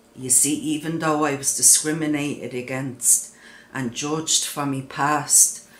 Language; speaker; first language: English; native; English